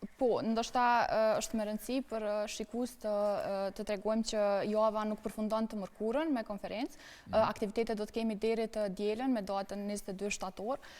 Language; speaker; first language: Albanian; native; Albanian